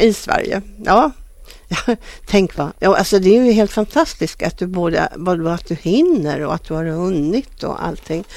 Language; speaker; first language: Swedish; native; Swedish